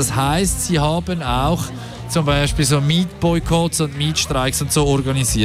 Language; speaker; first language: German; native; German